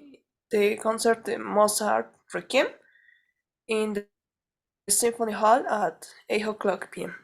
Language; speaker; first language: English; non-native, learner; Spanish